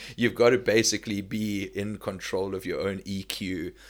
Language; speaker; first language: English; native; English